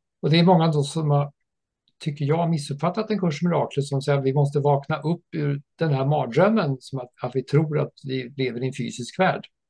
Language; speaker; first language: Swedish; early bilingual, other home language; English